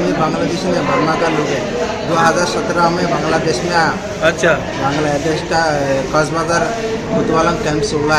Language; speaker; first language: Hindi; non-native, learner; Rohingya